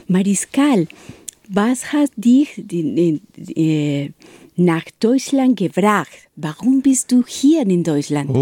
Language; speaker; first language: German; non-native, learner; Spanish